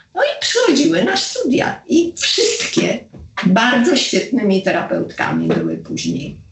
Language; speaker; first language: Polish; native; Polish